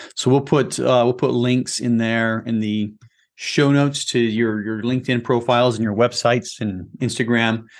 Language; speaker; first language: English; native; English